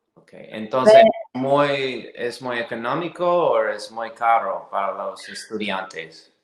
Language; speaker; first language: Spanish; non-native, learner; English